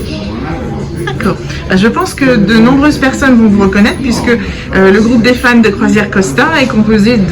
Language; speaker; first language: French; native; French